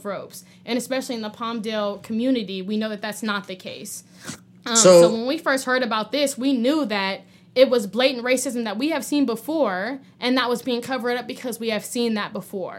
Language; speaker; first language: English; native; English